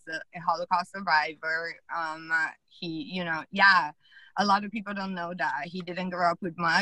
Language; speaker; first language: English; non-native, fluent; Italian